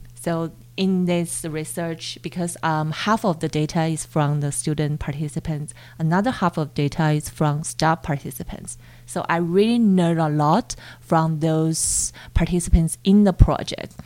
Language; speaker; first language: English; non-native, fluent; Chinese